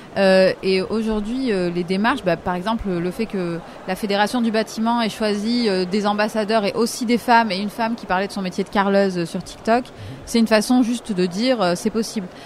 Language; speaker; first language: French; native; French